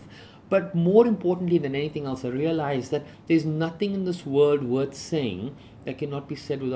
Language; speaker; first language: English; native; English